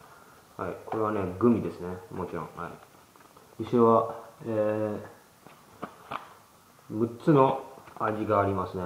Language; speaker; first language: Japanese; early bilingual, heritage; Japanese